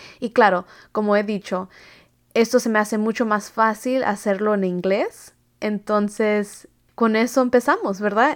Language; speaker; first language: Spanish; early bilingual, heritage; Spanish